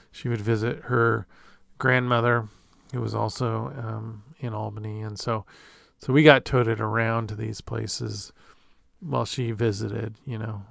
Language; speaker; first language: English; native; English